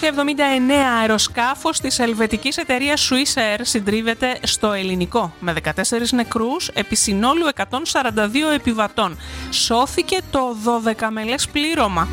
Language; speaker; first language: Greek; native; Greek